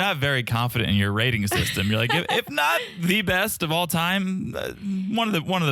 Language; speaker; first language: English; native; English